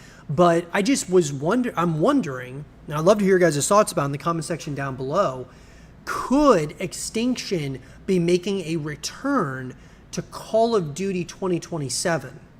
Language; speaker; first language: English; native; English